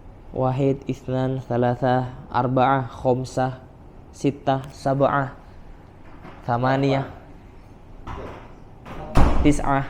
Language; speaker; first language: Arabic; non-native, fluent; Indonesian